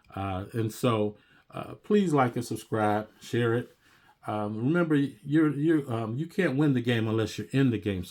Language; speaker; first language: English; native; English